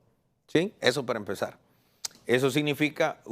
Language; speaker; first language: Spanish; native; Spanish